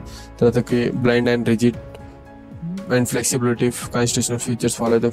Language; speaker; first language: Telugu; native; Telugu